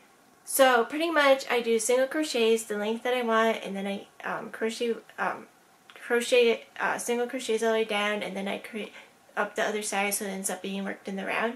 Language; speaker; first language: English; native; English